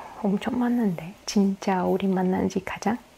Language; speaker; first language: Korean; non-native, fluent; Russian